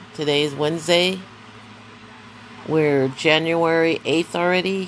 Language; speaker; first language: English; early bilingual, other home language; Spanish